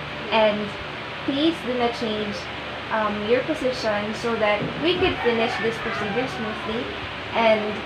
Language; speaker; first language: English; non-native, local second language; Filipino